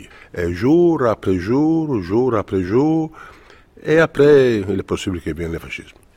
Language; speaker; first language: French; non-native, fluent; Italian